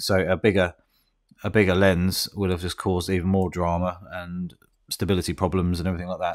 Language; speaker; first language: English; native; English